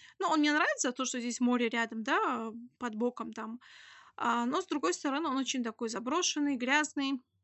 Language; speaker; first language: Russian; native; Russian